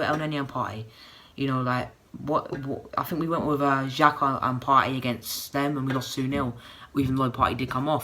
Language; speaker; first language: English; native; English